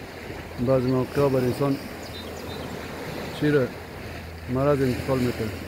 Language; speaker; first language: Persian; native; Persian